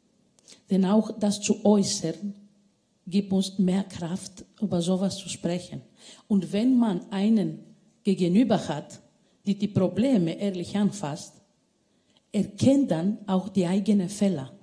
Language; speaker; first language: German; non-native, fluent; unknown